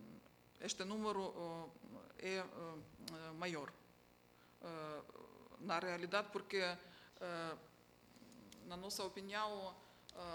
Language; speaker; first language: Portuguese; non-native, fluent; Ukrainian